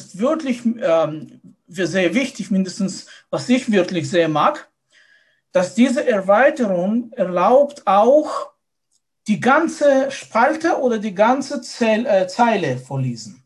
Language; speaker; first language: German; non-native, fluent; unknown